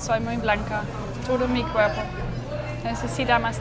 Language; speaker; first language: Spanish; non-native, learner; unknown